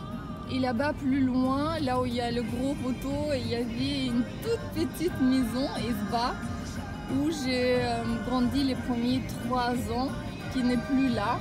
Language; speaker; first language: French; non-native, fluent; Russian